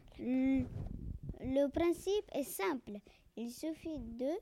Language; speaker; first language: French; non-native, learner; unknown